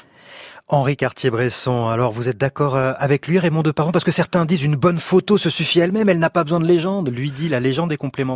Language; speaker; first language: French; native; French